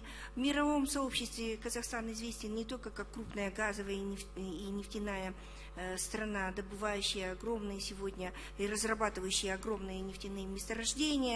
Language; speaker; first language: Russian; native; Russian